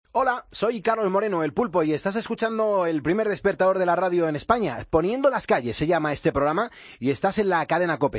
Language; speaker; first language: Spanish; native; Spanish